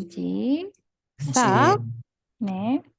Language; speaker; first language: Korean; non-native, fluent; Indonesian